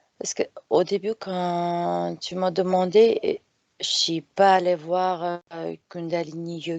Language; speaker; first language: French; non-native, fluent; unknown